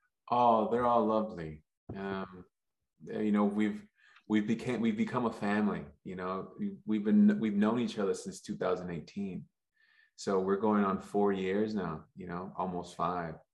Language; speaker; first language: English; early bilingual, other home language; Spanish